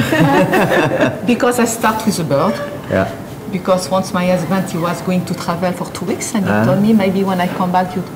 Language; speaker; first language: English; non-native, learner; French